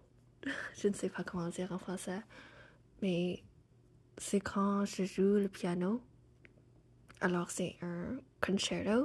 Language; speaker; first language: French; non-native, fluent; English